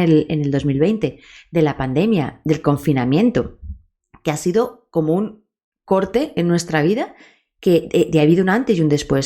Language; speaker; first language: Spanish; native; Spanish